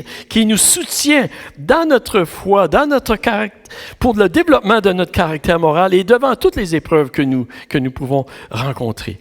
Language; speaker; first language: French; native; French